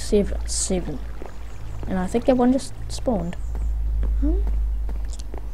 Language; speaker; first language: English; native; English